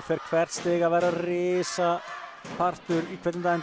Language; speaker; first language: Icelandic; native; Icelandic